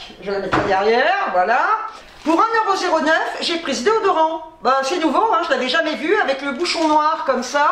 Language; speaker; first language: French; native; French